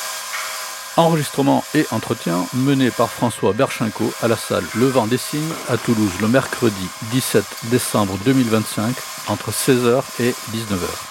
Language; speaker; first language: French; native; French